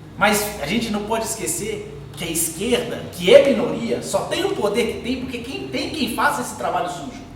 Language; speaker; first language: Portuguese; native; Portuguese